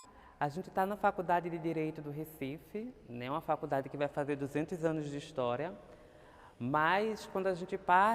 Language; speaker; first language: Portuguese; native; Portuguese